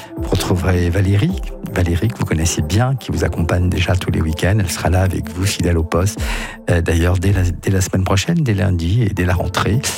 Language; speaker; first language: French; native; French